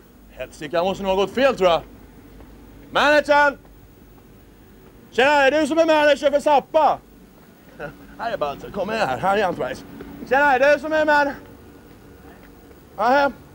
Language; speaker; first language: Swedish; native; Swedish